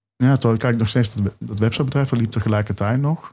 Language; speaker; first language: Dutch; native; Dutch